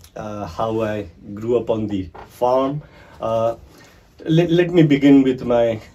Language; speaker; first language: English; non-native, local second language; Marathi